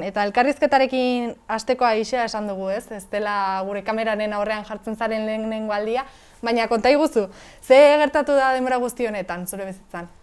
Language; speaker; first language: Basque; native; Basque